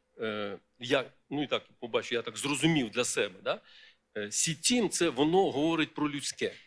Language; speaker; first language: Ukrainian; non-native, local second language; Russian